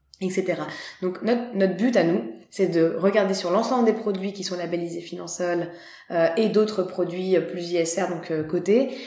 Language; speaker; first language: French; native; French